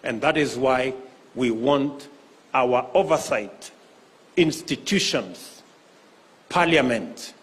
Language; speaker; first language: English; non-native, local second language; Kalenjin